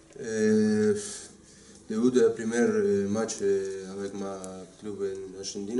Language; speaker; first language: French; non-native, learner; Spanish